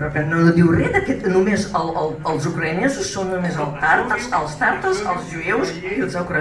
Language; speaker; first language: Catalan; non-native, learner; Russian